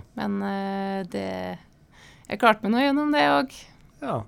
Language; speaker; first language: Norwegian; native; Norwegian